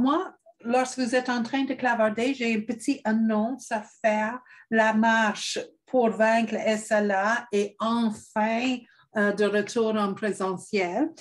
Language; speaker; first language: French; non-native, fluent; English